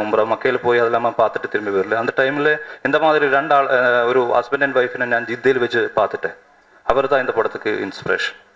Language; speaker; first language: Tamil; non-native, learner; Malayalam